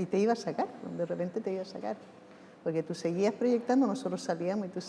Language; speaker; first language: Spanish; native; Spanish